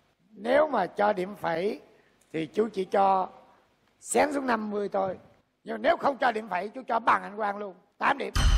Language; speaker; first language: Vietnamese; native; Vietnamese